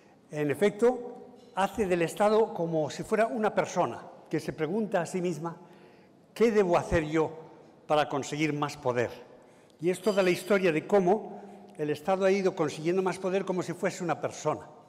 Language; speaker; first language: Spanish; native; Spanish